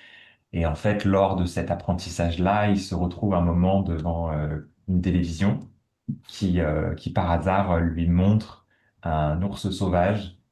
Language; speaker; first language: French; native; French